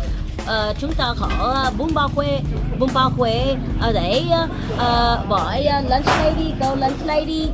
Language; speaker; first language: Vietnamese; non-native, learner; English